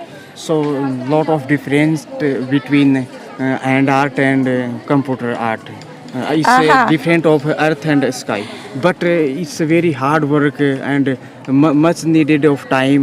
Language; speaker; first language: English; non-native, local second language; Hindi